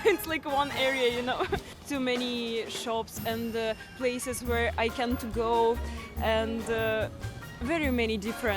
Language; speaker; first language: English; non-native, learner; Estonian